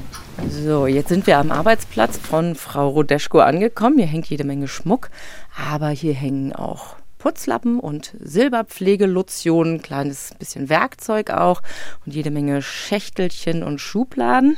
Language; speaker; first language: German; native; German